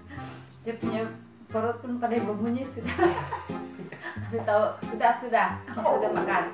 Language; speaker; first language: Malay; non-native, local second language; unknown